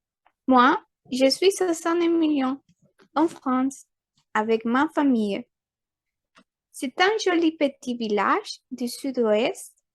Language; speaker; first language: French; non-native, fluent; Spanish